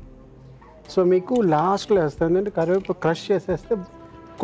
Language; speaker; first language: Telugu; native; Telugu